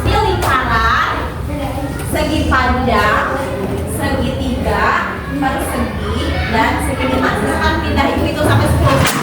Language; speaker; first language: Indonesian; native; Indonesian